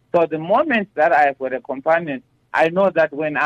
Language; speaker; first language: English; non-native, local second language; Shona